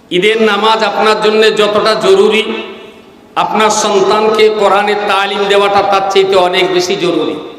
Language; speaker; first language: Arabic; non-native, fluent; Bangla